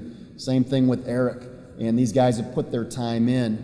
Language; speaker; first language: English; native; English